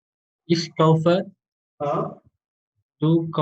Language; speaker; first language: German; non-native, learner; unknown